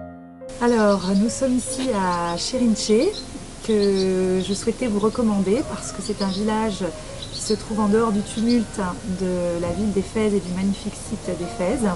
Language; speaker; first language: French; native; French